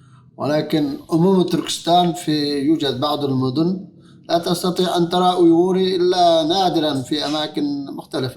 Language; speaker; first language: Arabic; non-native, fluent; Uyghur